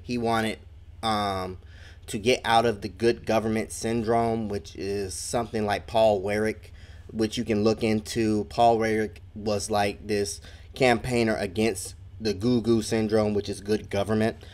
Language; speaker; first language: English; native; English